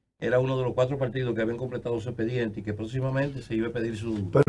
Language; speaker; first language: Spanish; native; Spanish